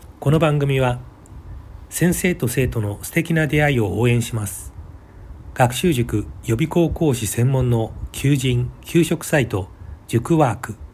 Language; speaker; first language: Japanese; native; Japanese